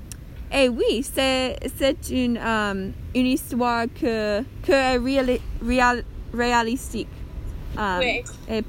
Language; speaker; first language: French; non-native, learner; English